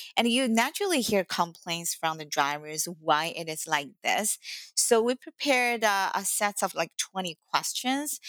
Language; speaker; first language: English; non-native, fluent; Chinese